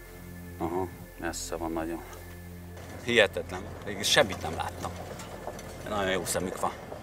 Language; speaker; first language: Hungarian; native; Hungarian